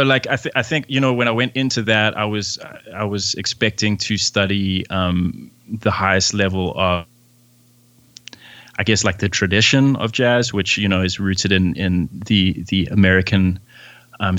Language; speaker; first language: English; native; English